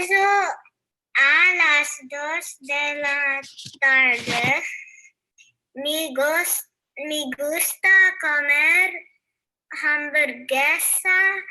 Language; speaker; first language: Spanish; non-native, learner; English